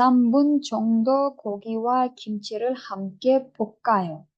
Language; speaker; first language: Korean; non-native, fluent; Kyrgyz